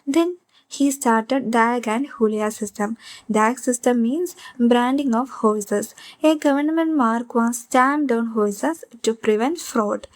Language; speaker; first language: English; non-native, local second language; Malayalam